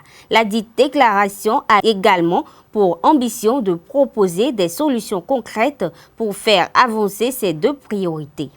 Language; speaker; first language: French; native; French